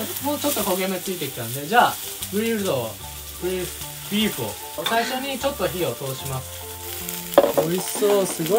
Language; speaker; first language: Japanese; native; Japanese